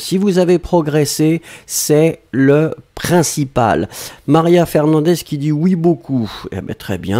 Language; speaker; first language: French; native; French